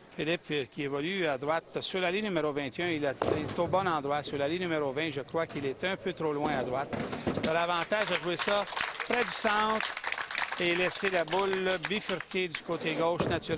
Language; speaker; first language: French; native; French